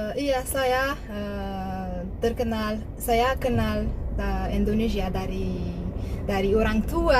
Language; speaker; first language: Indonesian; non-native, learner; Malagasy